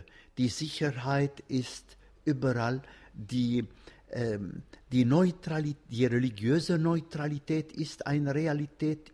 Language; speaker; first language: German; non-native, fluent; Arabic